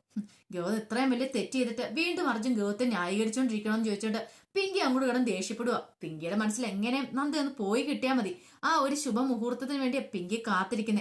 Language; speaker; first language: Malayalam; native; Malayalam